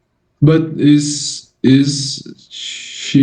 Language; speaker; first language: English; non-native, learner; Portuguese